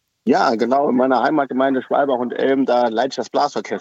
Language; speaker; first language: German; native; German